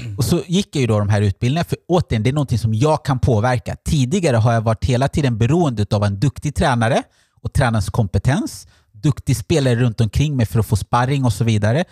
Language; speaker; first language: Swedish; early bilingual, other home language; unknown